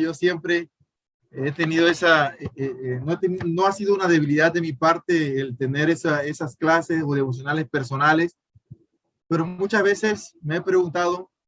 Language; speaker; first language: Spanish; native; Spanish